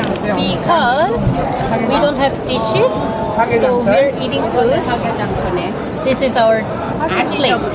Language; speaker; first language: English; non-native, fluent; Korean